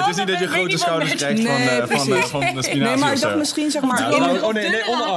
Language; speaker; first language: Dutch; native; Dutch